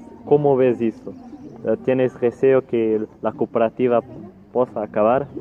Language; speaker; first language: Spanish; non-native, learner; Portuguese